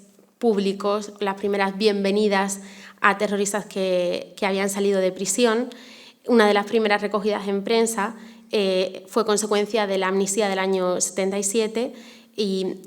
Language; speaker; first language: Spanish; native; Spanish